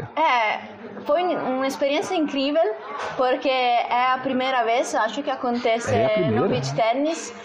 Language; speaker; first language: Portuguese; non-native, fluent; Italian